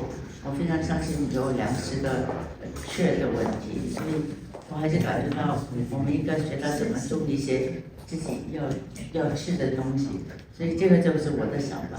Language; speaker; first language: Chinese; non-native, local second language; Cantonese